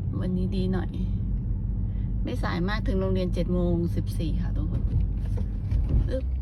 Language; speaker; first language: Thai; native; Thai